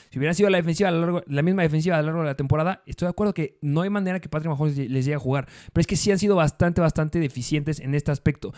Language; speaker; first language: Spanish; native; Spanish